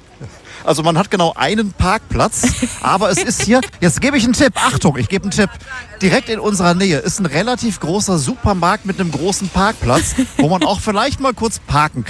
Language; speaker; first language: German; native; German